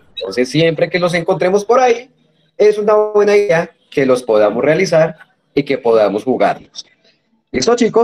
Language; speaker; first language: Spanish; native; Spanish